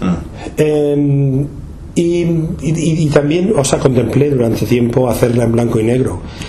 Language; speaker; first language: Spanish; native; Spanish